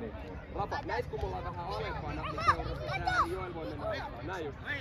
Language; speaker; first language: Finnish; native; Finnish